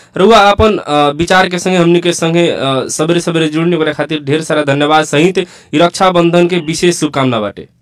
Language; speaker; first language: Bhojpuri; native; Bhojpuri